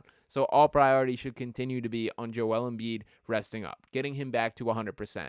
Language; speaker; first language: English; native; English